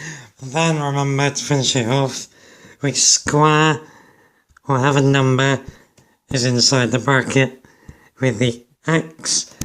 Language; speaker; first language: English; native; English